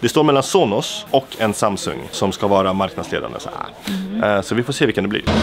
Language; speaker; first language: Swedish; native; Swedish